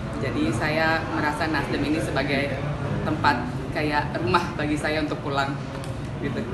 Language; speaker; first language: Indonesian; native; Indonesian